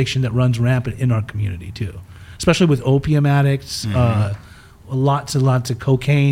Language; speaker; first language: English; early bilingual, other home language; German